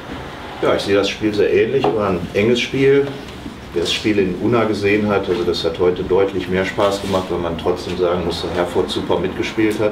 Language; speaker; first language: German; native; German